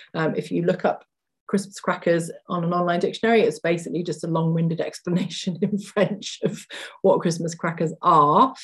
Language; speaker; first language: English; native; English